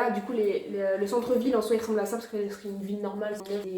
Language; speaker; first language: French; native; French